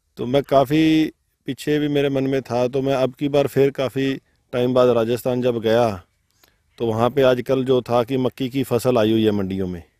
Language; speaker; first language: Hindi; non-native, local second language; Punjabi